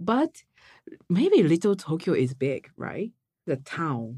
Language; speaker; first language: English; non-native, learner; Japanese